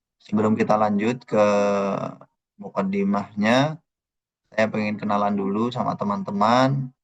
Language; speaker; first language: Indonesian; native; Indonesian